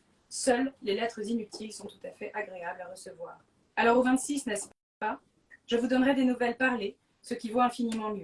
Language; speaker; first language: French; native; French